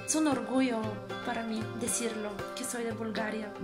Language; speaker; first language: Spanish; non-native, fluent; Bulgarian